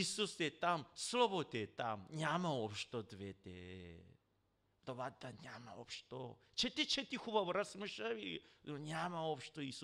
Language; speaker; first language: Bulgarian; non-native, learner; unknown